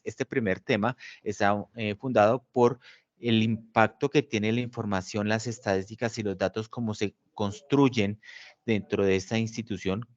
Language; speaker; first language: Spanish; native; Spanish